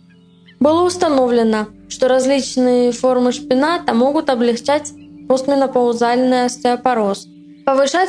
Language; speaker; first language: Russian; native; Russian